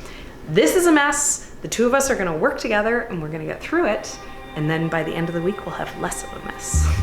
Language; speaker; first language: English; native; English